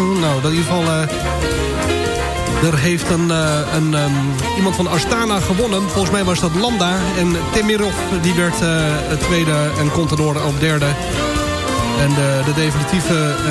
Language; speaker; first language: Dutch; native; Dutch